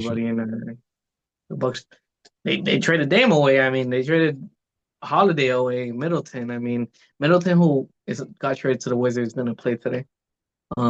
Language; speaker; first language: English; native; English